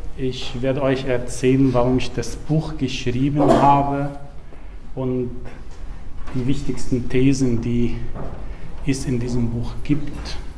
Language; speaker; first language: German; non-native, fluent; Arabic